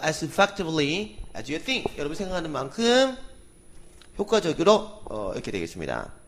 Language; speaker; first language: Korean; native; Korean